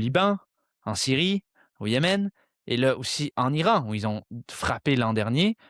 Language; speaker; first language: French; native; French